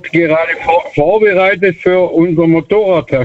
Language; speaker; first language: German; native; German